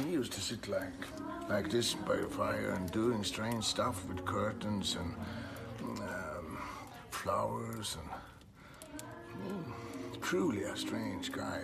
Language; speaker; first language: English; non-native, fluent; Swedish